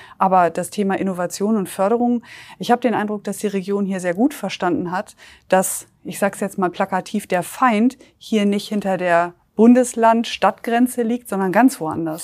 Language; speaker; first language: German; native; German